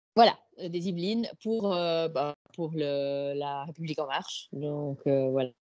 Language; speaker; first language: French; native; French